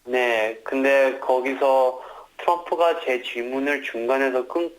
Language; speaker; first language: Korean; early bilingual, heritage; Korean